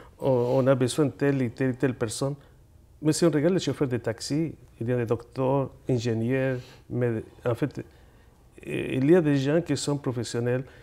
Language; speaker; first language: French; non-native, fluent; Spanish